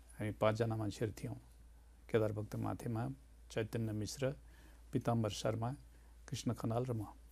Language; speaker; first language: Nepali; native; Nepali